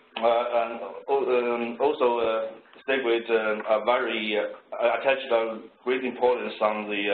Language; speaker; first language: English; non-native, fluent; Chinese